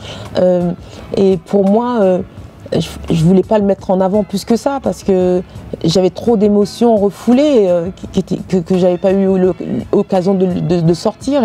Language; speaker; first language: French; native; French